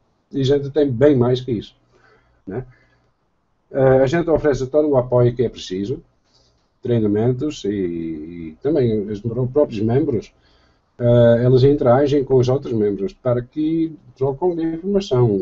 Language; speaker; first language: Portuguese; non-native, fluent; Dutch